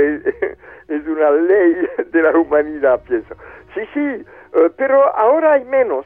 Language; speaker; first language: Spanish; non-native, fluent; French